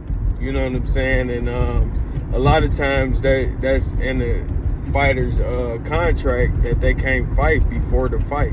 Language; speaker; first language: English; native; English